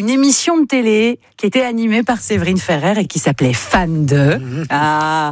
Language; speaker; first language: French; native; French